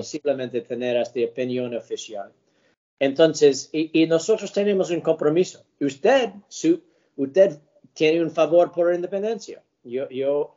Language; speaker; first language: Spanish; early bilingual, heritage; English